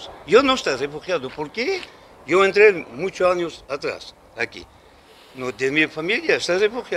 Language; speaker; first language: Spanish; non-native, learner; Ukrainian